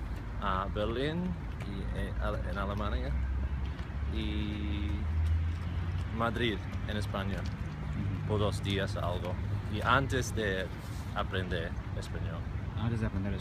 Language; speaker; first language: Spanish; non-native, fluent; English